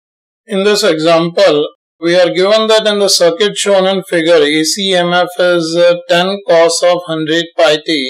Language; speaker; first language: English; non-native, local second language; Hindi